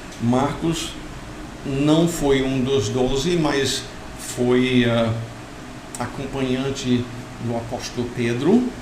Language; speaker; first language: Portuguese; non-native, fluent; English